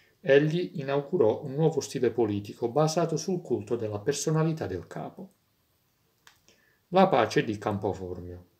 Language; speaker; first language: Italian; native; Italian